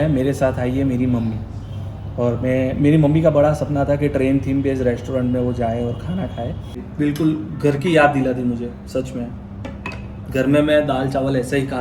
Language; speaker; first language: Hindi; native; Hindi